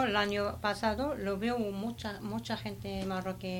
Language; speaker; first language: Spanish; non-native, learner; Arabic